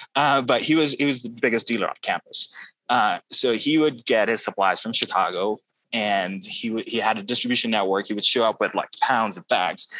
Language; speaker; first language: English; non-native, local second language; Urdu